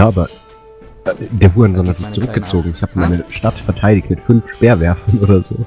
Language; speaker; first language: German; native; German